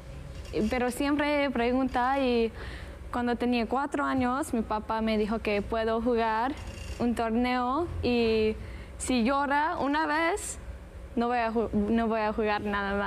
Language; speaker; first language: Spanish; early bilingual, heritage; English